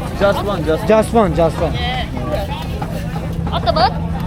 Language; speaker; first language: English; non-native, learner; Turkish